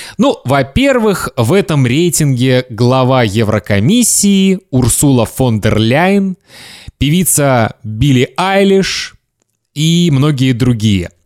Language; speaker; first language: Russian; native; Russian